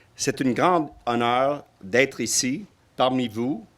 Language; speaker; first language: French; non-native, learner; English